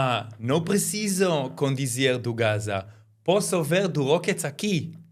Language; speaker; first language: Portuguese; non-native, learner; English